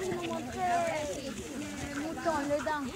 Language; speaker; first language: French; non-native, fluent; Spanish